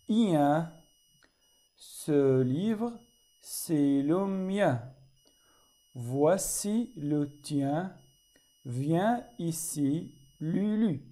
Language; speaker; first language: French; non-native, fluent; Arabic